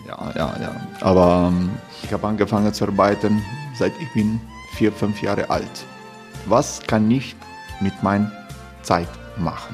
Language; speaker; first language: German; non-native, fluent; Croatian